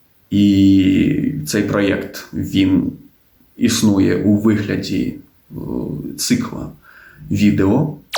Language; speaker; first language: Ukrainian; non-native, local second language; Russian